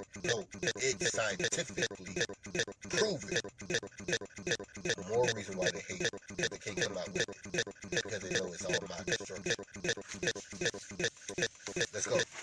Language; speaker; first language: English; native; English